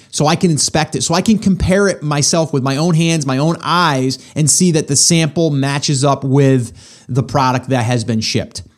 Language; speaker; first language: English; native; English